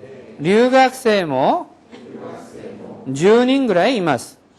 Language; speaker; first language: Japanese; non-native, fluent; Korean